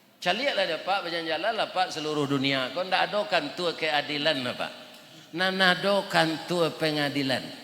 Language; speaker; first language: Malay; non-native, local second language; Minangkabau